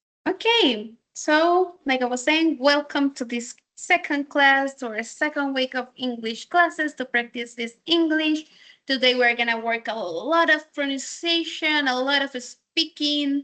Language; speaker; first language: English; non-native, fluent; Spanish